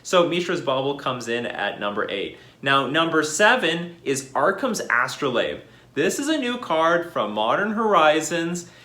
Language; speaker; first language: English; native; English